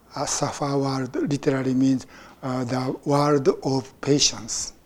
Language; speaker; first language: English; non-native, fluent; Japanese